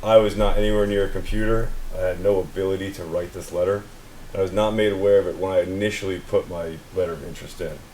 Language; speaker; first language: English; native; English